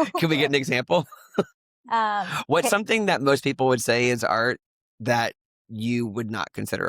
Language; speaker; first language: English; native; English